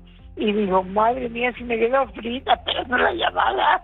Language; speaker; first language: Spanish; native; Spanish